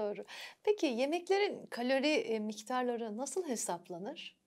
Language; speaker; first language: Turkish; native; Turkish